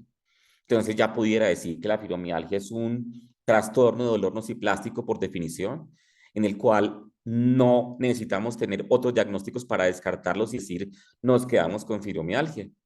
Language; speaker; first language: Spanish; native; Spanish